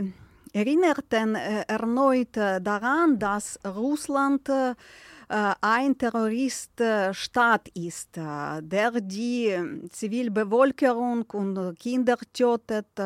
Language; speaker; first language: German; non-native, fluent; Ukrainian